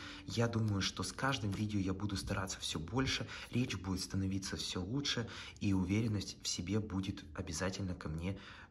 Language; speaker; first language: Russian; native; Russian